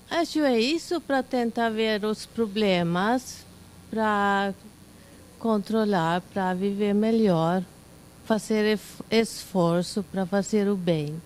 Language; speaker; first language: Portuguese; non-native, learner; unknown